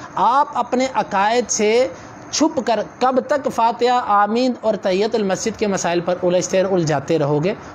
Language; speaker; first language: Urdu; non-native, local second language; Punjabi